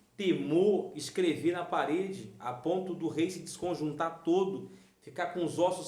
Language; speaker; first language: Portuguese; native; Portuguese